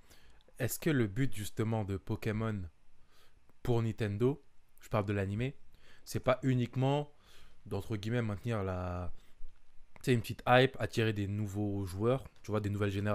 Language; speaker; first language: French; native; French